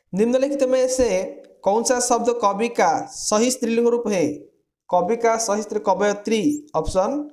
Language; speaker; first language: Hindi; non-native, local second language; Odia